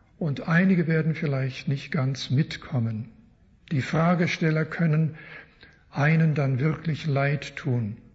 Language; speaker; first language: German; early bilingual, heritage; German